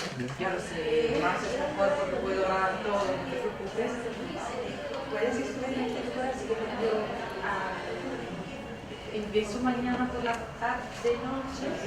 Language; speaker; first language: Spanish; non-native, fluent; Italian